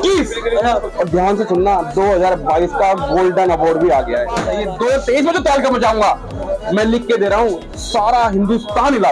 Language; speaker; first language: Hindi; native; Hindi